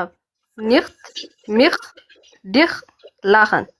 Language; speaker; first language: German; non-native, learner; Amharic